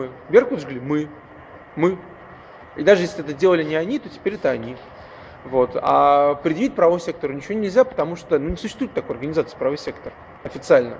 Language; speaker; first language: Russian; native; Russian